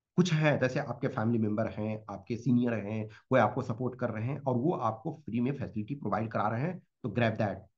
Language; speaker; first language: Hindi; native; Hindi